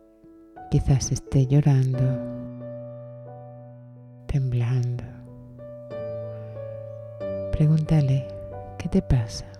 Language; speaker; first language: Spanish; native; Spanish